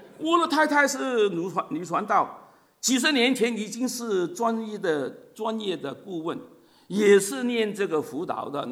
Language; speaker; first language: Chinese; non-native, local second language; Cantonese